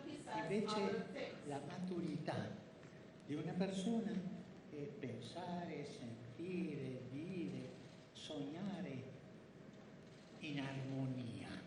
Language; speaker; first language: Italian; non-native, fluent; Spanish